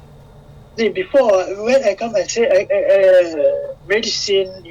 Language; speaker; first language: English; non-native, learner; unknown